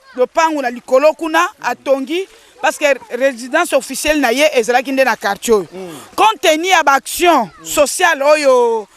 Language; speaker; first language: Lingala; native; Lingala